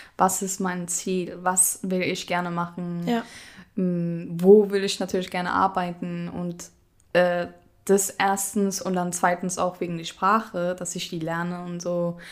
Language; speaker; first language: German; non-native, fluent; Central Kurdish